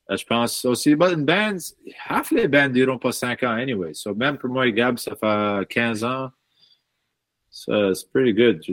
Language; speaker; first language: French; native; French